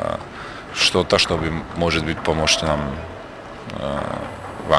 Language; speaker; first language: Russian; non-native, learner; Serbian